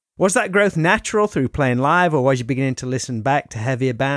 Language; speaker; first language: English; native; English